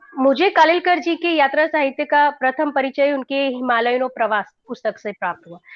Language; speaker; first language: Hindi; non-native, local second language; Gujarati